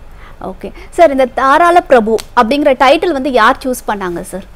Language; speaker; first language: Tamil; native; Tamil